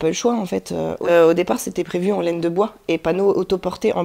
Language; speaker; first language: French; native; French